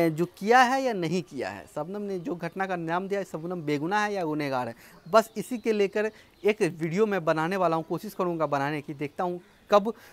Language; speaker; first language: Hindi; native; Hindi